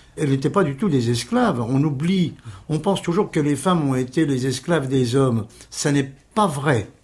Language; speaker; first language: French; early bilingual, other home language; Armenian